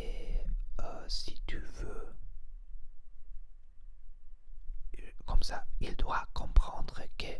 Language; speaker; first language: French; non-native, learner; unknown